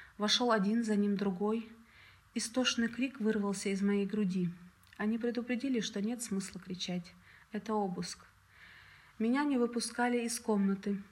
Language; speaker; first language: Russian; native; Russian